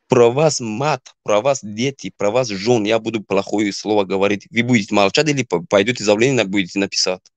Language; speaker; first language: Russian; non-native, local second language; Tajik